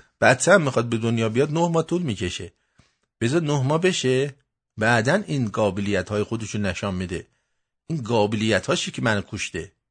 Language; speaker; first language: Persian; native; Persian